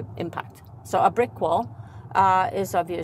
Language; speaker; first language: English; non-native, fluent; Swedish